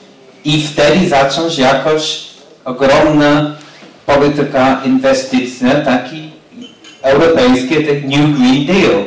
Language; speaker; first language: Polish; non-native, fluent; English